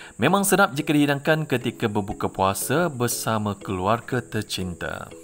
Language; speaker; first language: Malay; native; Malay